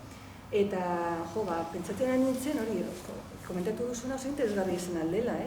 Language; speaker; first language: Basque; non-native, local second language; Spanish